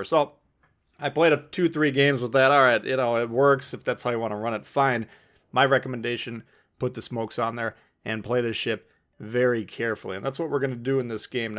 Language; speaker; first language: English; native; English